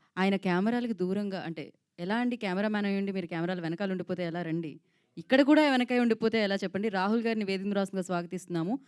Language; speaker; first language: Telugu; native; Telugu